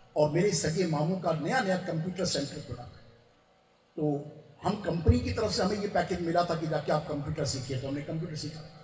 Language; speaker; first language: Urdu; non-native, local second language; Sindhi